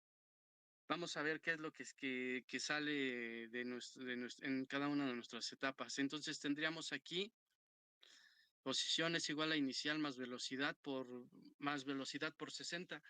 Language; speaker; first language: Spanish; native; Spanish